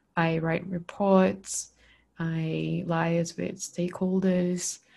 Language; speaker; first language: English; non-native, local second language; Malay